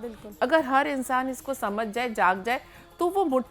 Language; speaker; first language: Hindi; native; Hindi